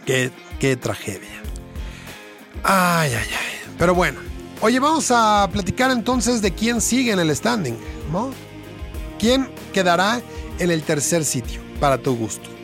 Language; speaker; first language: Spanish; native; Spanish